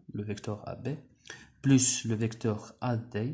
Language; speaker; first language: French; non-native, local second language; Arabic